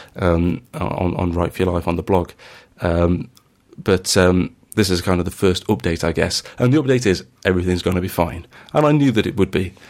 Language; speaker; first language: English; native; English